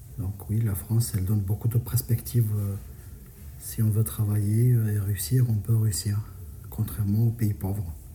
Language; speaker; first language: French; non-native, fluent; Albanian